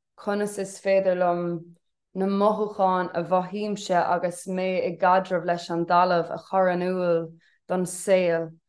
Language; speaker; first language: Irish; non-native, local second language; English